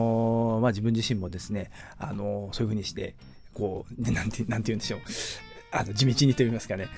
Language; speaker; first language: Japanese; native; Japanese